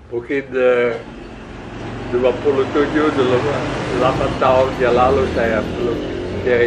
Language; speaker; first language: Indonesian; non-native, learner; Dutch